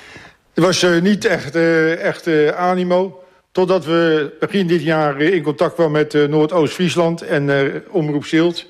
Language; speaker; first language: Dutch; native; Dutch